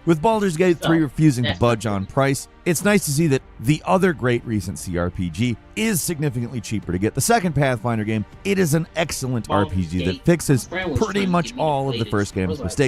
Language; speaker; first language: English; native; English